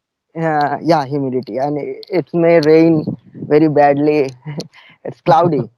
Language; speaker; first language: English; non-native, fluent; Bangla